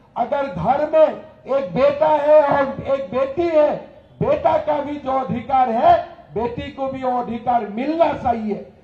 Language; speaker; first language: Hindi; non-native, local second language; Assamese